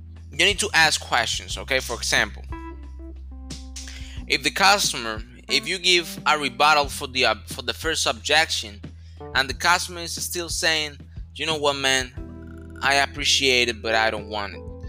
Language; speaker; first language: English; non-native, fluent; Spanish